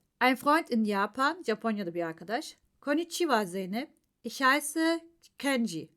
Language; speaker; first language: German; non-native, fluent; Turkish